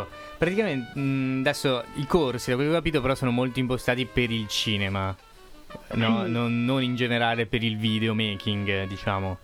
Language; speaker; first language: Italian; native; Italian